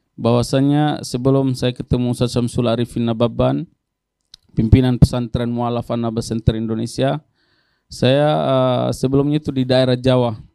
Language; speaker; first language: Indonesian; non-native, local second language; Tetum